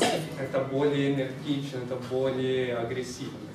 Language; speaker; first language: Russian; non-native, fluent; Portuguese